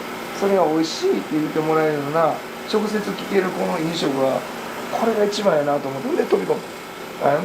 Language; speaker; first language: Japanese; native; Japanese